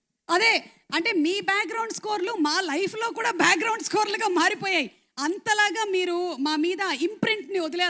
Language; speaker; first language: Telugu; native; Telugu